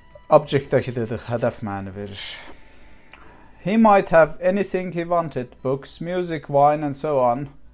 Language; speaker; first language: English; non-native, fluent; Azerbaijani